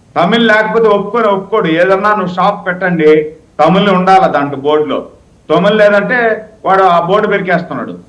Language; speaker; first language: Telugu; native; Telugu